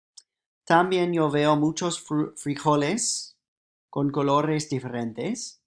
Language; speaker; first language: Spanish; non-native, fluent; English